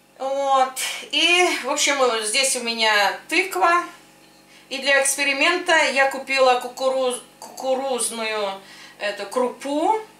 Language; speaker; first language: Russian; non-native, local second language; Ukrainian